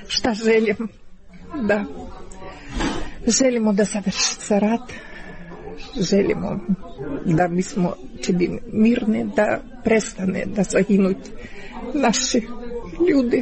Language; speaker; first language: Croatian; non-native, learner; Ukrainian